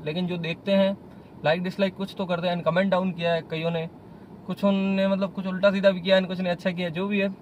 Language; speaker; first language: Hindi; native; Hindi